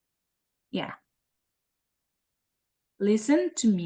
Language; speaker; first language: English; non-native, learner; Indonesian